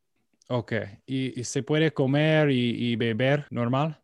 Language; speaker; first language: Spanish; non-native, learner; English